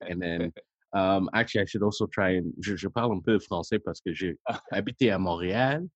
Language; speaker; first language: French; non-native, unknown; English